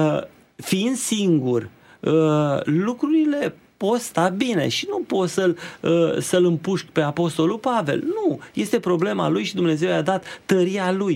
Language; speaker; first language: Romanian; native; Romanian